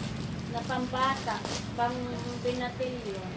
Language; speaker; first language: Filipino; native; Filipino